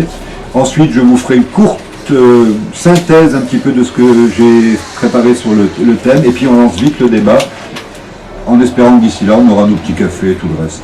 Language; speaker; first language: French; native; French